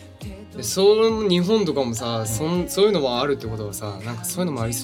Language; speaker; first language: Japanese; native; Japanese